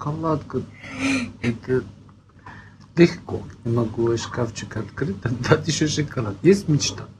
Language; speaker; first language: Russian; non-native, fluent; Persian